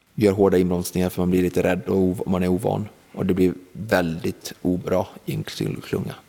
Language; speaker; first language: Swedish; native; Swedish